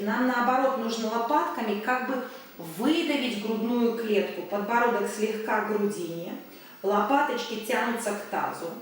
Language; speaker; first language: Russian; native; Russian